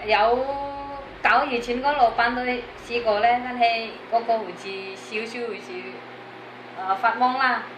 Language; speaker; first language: Chinese; non-native, learner; Indonesian